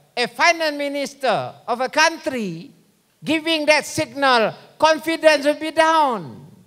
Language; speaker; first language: English; non-native, local second language; Malay